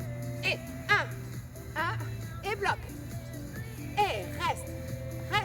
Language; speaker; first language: French; native; French